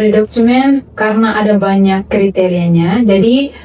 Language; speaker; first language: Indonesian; non-native, fluent; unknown